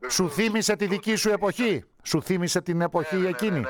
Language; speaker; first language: Greek; native; Greek